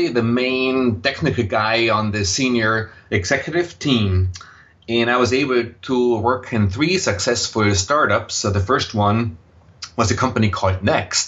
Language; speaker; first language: English; non-native, fluent; German